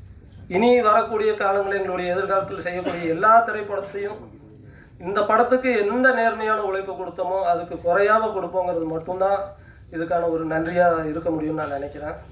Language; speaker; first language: Tamil; native; Tamil